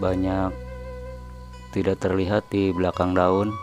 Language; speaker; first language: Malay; non-native, local second language; Sundanese